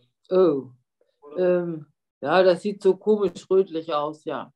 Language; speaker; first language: German; native; German